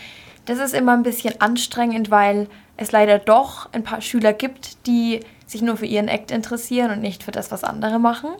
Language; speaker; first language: German; native; German